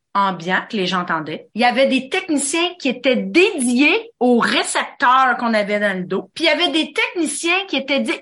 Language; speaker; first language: French; native; French